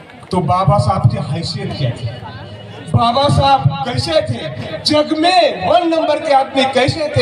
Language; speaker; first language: Hindi; native; Hindi